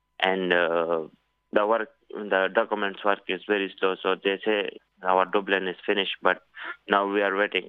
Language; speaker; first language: English; non-native, learner; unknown